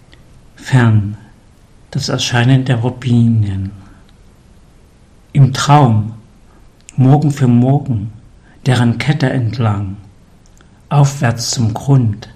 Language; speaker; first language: German; native; German